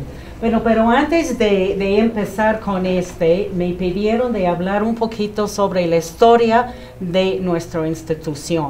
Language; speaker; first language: Spanish; non-native, fluent; English